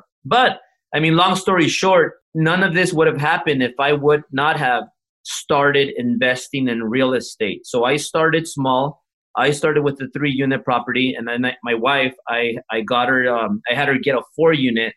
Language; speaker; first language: English; early bilingual, other home language; Spanish